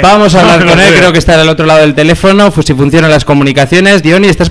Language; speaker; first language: Spanish; native; Spanish